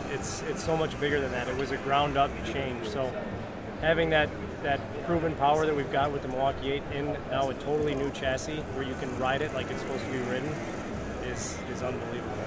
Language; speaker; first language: English; native; English